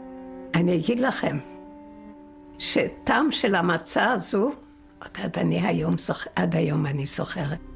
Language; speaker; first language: Hebrew; non-native, fluent; Yiddish